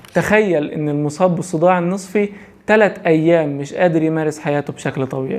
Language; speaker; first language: Arabic; native; Arabic